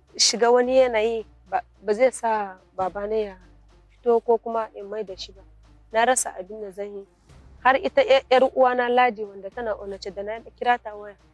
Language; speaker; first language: Hausa; non-native, local second language; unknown